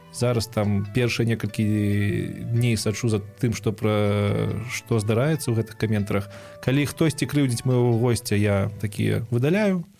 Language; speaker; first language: Belarusian; non-native, local second language; Russian